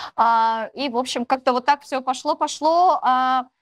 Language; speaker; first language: Russian; native; Russian